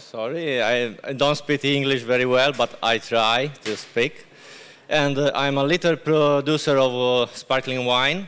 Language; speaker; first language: English; non-native, learner; Italian